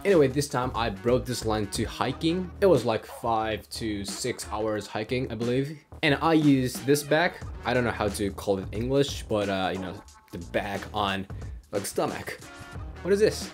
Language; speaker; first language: English; non-native, fluent; Japanese